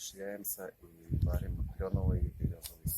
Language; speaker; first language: Russian; native; Russian